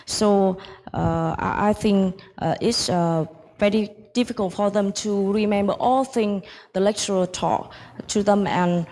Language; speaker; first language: English; non-native, fluent; Vietnamese